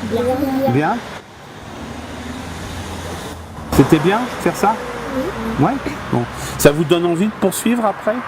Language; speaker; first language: French; native; French